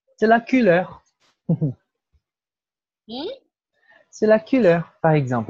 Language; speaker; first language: French; non-native, fluent; Portuguese